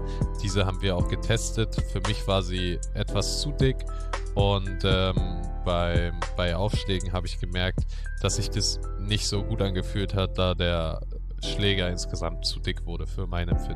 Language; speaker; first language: German; native; German